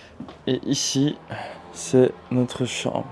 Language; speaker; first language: French; early bilingual, heritage; Turkish